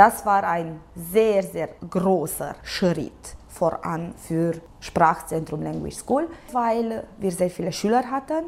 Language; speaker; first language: German; non-native, local second language; Romanian